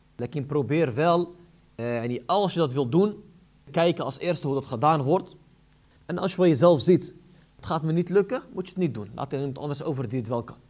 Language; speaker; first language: Dutch; early bilingual, other home language; Arabic